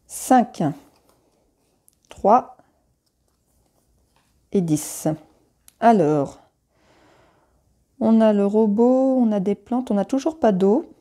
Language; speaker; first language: French; native; French